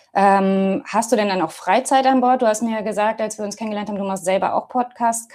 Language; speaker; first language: German; native; German